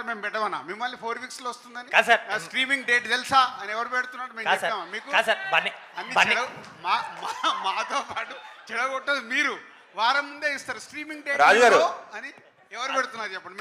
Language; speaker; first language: Telugu; native; Telugu